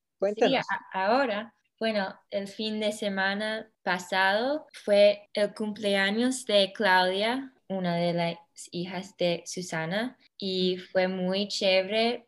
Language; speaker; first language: Spanish; early bilingual, heritage; English